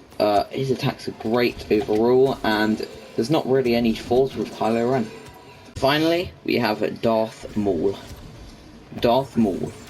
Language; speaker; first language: English; native; English